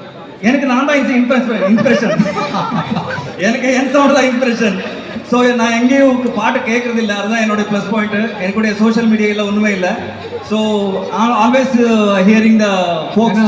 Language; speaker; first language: Tamil; non-native, learner; Kannada